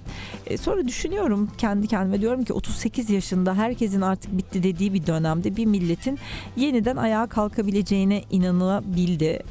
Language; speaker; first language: Turkish; native; Turkish